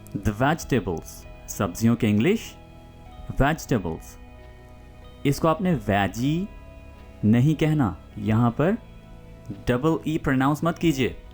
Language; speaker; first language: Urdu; native; Urdu